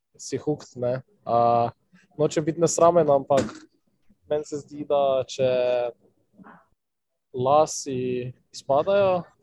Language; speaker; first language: Slovenian; non-native, local second language; Albanian